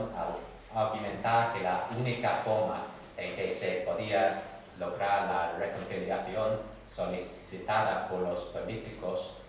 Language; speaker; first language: Spanish; non-native, fluent; English